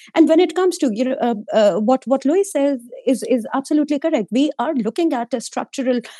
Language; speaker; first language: English; non-native, local second language; Hindi